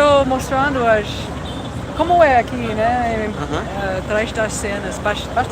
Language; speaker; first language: Portuguese; non-native, learner; English